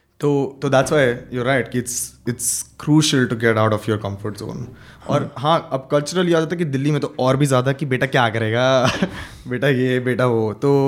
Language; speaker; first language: Hindi; native; Hindi